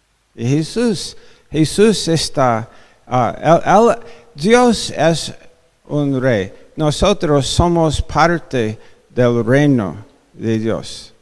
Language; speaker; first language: Spanish; non-native, fluent; English